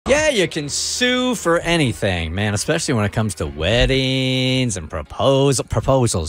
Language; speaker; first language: English; native; English